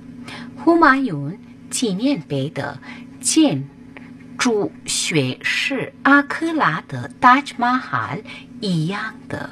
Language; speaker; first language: Chinese; non-native, fluent; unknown